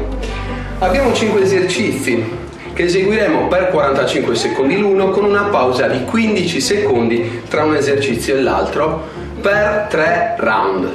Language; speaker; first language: Italian; native; Italian